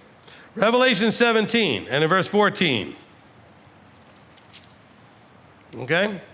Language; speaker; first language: English; native; English